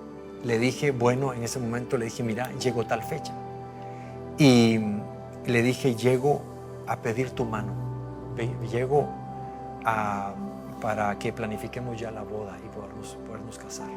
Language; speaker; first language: Spanish; native; Spanish